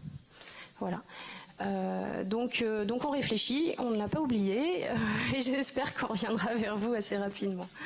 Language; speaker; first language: French; native; French